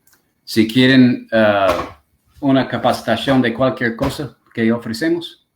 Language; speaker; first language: Spanish; non-native, fluent; English